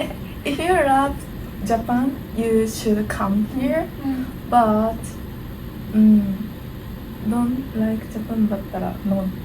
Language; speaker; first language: English; non-native, learner; Japanese